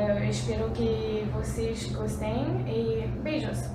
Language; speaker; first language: Portuguese; non-native, learner; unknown